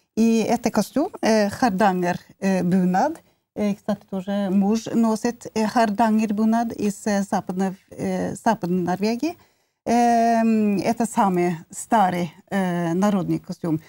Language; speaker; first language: Russian; non-native, learner; Norwegian